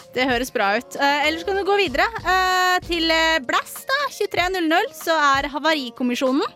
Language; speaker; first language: Norwegian; native; Norwegian